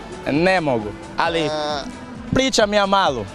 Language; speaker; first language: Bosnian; non-native, learner; Portuguese